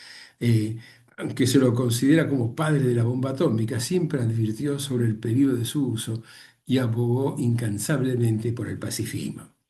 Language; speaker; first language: Spanish; native; Spanish